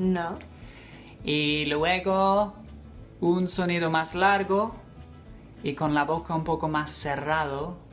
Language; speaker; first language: Spanish; non-native, fluent; English